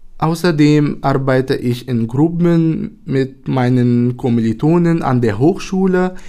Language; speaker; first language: German; non-native, fluent; Arabic